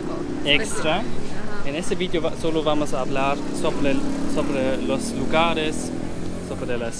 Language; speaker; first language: Spanish; non-native, learner; German